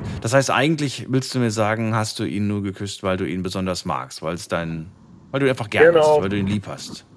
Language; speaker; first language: German; native; German